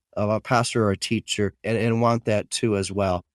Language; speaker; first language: English; native; English